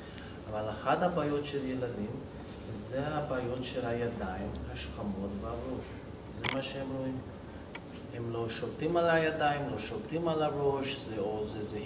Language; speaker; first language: Hebrew; non-native, fluent; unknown